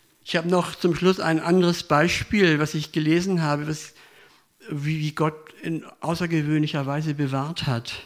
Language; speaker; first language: German; native; German